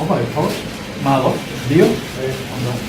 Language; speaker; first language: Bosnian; non-native, learner; English